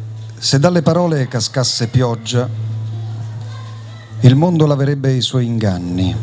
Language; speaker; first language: Italian; native; Italian